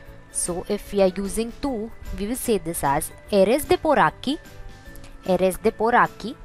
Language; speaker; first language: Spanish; non-native, fluent; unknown